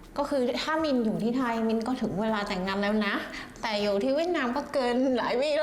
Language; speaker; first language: Thai; non-native, fluent; Vietnamese